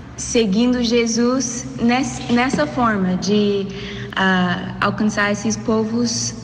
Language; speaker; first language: Portuguese; non-native, learner; English